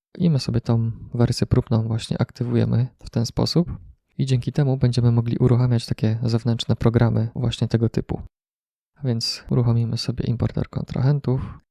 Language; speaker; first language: Polish; native; Polish